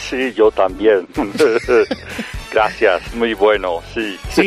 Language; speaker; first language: Spanish; non-native, learner; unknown